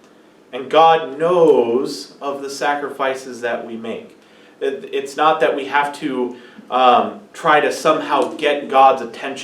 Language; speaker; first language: English; native; English